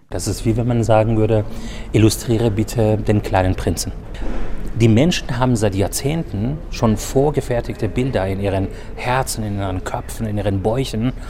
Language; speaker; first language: German; early bilingual, other home language; Persian